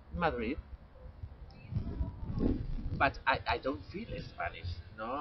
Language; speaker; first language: English; non-native, learner; Spanish